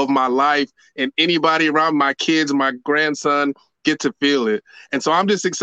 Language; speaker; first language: English; native; English